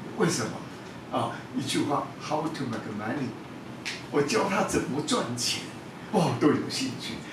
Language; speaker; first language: Chinese; non-native, local second language; Hakka Chinese